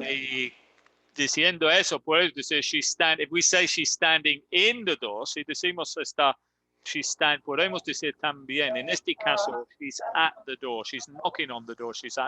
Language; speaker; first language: Spanish; non-native, learner; English